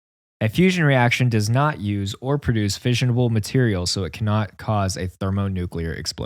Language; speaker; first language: English; native; English